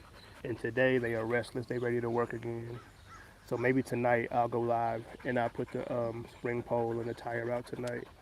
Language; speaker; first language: English; native; English